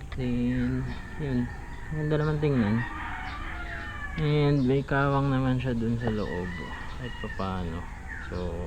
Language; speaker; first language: Filipino; native; Filipino